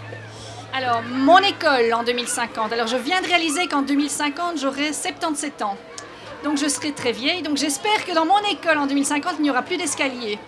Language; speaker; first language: French; native; French